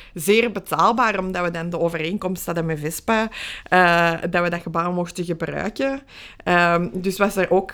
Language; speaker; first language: Dutch; native; Dutch